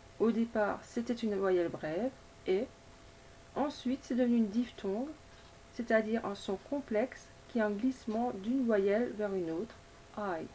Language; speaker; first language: French; native; French